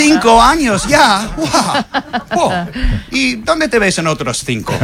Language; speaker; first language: Spanish; non-native, fluent; English